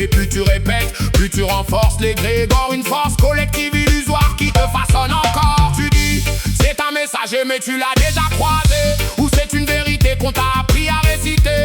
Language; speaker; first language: French; native; French